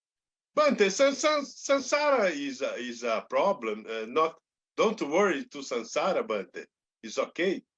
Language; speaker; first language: English; non-native, learner; Portuguese